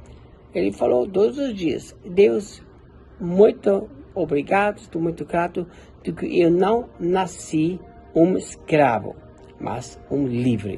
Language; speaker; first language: Portuguese; non-native, fluent; German